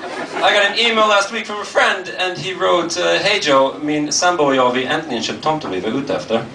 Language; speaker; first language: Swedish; non-native, learner; English